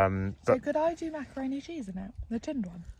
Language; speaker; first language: English; native; English